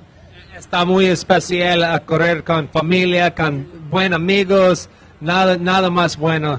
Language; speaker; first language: Spanish; non-native, learner; English